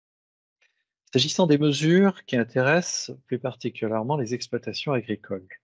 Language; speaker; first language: French; native; French